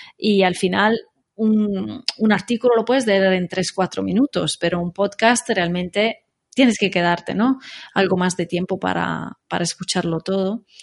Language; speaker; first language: Spanish; non-native, fluent; Italian